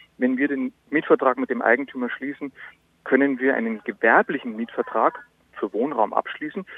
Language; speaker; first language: German; native; German